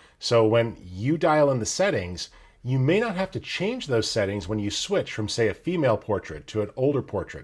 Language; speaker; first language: English; native; English